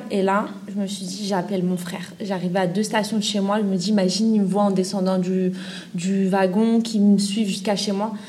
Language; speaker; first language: French; native; French